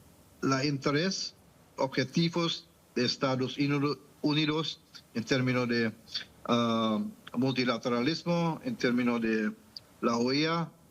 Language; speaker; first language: Spanish; non-native, fluent; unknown